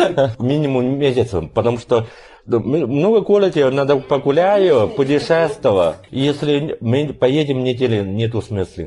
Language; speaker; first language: Russian; non-native, learner; Chinese